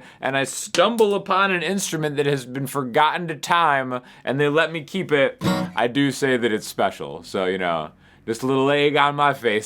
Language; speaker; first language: English; native; English